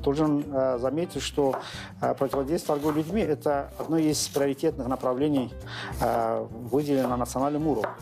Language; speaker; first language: Russian; non-native, local second language; Azerbaijani